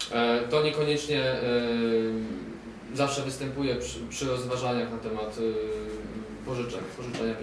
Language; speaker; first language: Polish; native; Polish